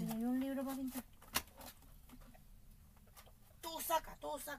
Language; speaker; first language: Spanish; native; Spanish